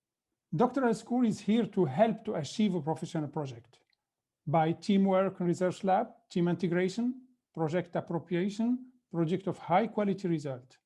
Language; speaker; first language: English; non-native, fluent; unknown